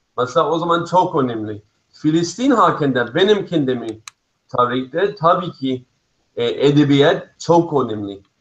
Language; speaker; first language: Turkish; non-native, fluent; English